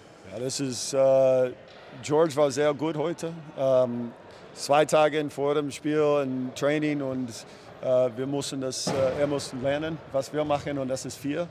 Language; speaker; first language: German; non-native, learner; English